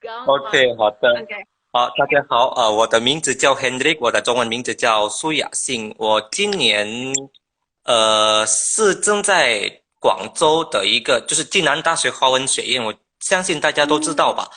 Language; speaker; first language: Chinese; non-native, fluent; Indonesian